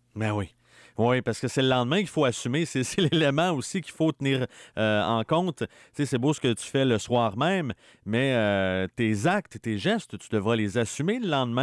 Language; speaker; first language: French; native; French